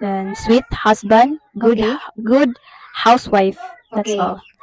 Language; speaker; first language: English; non-native, learner; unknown